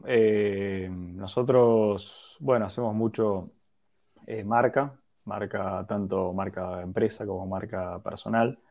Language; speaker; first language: Spanish; native; Spanish